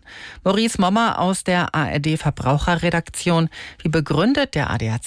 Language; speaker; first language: German; native; German